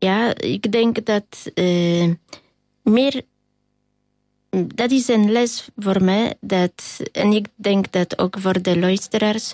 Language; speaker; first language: Dutch; non-native, fluent; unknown